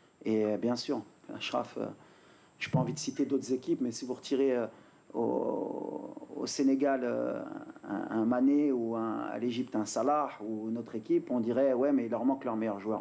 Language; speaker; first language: French; native; French